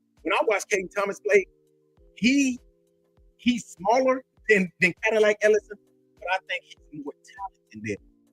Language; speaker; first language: English; native; English